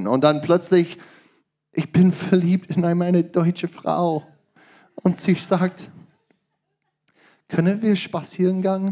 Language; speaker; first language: German; non-native, learner; English